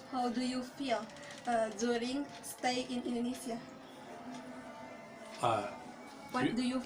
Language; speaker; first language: English; non-native, learner; Indonesian